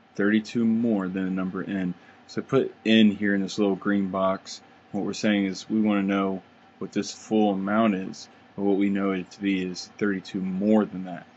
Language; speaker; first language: English; native; English